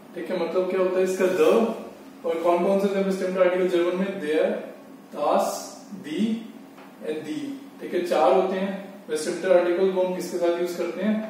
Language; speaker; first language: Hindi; native; Hindi